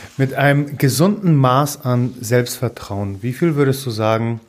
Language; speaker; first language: German; non-native, fluent; Polish